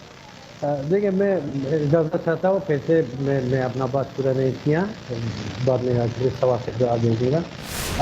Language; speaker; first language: Hindi; non-native, fluent; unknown